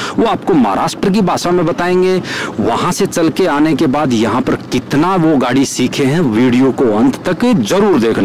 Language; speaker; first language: Hindi; native; Hindi